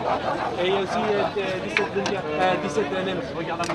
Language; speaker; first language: French; native; French